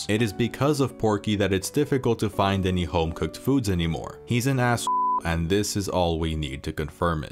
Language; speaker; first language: English; native; English